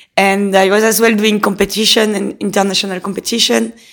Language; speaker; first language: English; non-native, fluent; French